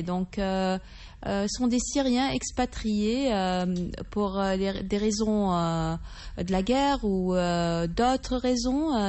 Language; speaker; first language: French; non-native, fluent; Arabic